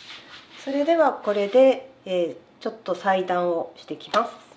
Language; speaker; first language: Japanese; native; Japanese